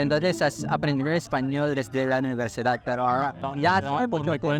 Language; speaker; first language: Spanish; non-native, fluent; Filipino